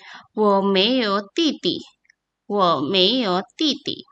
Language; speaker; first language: Chinese; non-native, fluent; Indonesian